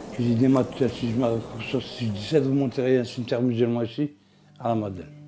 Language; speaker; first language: French; non-native, local second language; Arabic